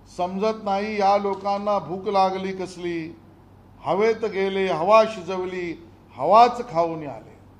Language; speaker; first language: Marathi; native; Marathi